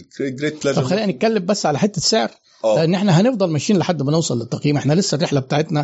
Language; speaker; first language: Arabic; native; Arabic